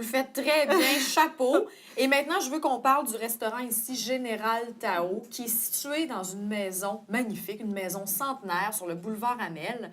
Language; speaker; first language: French; native; French